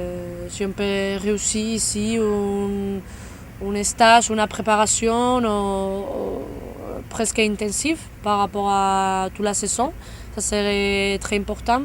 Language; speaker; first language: French; non-native, fluent; Spanish